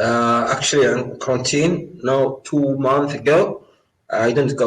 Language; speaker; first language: English; non-native, learner; Arabic